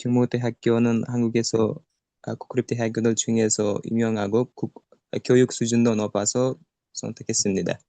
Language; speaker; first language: Korean; non-native, learner; Uzbek